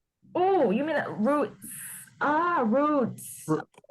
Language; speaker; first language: English; non-native, fluent; Vietnamese